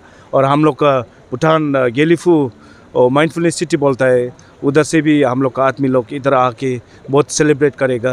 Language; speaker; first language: Hindi; non-native, fluent; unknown